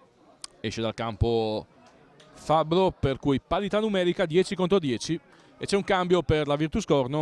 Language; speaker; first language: Italian; native; Italian